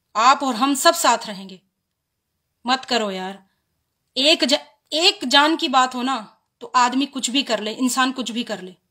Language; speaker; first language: Hindi; native; Hindi